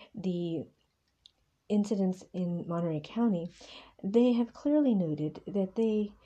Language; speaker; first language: English; early bilingual, other home language; Spanish